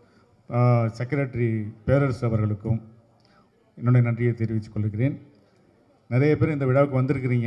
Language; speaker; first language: Tamil; native; Tamil